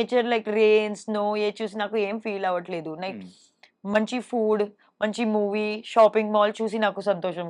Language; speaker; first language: Telugu; non-native, learner; Hindi